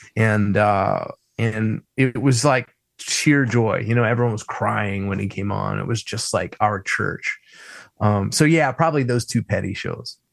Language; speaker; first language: English; native; English